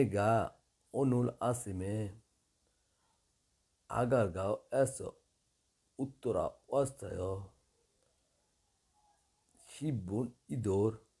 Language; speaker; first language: Korean; non-native, learner; Bangla